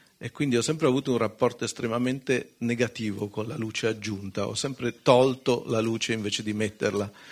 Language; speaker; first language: Italian; native; Italian